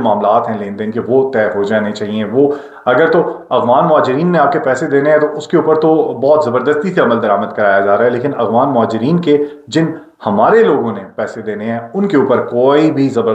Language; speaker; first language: Urdu; non-native, local second language; Northern Hindko